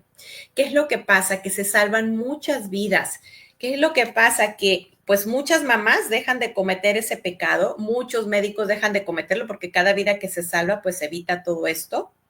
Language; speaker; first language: Spanish; native; Spanish